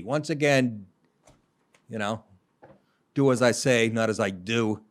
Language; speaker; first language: English; native; English